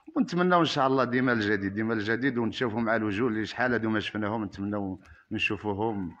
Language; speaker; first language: Arabic; native; Arabic